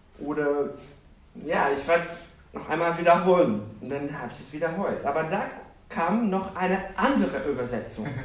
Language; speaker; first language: German; non-native, fluent; Portuguese